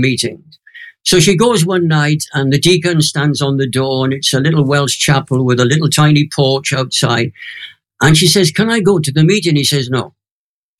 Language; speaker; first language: English; native; English